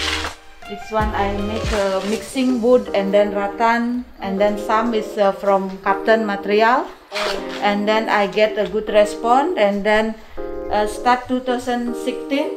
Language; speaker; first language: English; non-native, learner; Indonesian